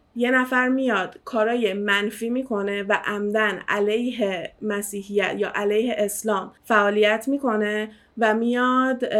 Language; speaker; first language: Persian; early bilingual, heritage; Persian